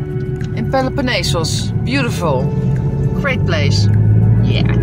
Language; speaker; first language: English; non-native, fluent; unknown